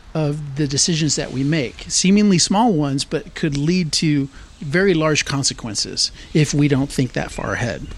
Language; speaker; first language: English; native; English